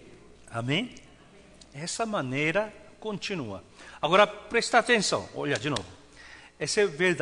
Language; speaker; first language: Portuguese; non-native, fluent; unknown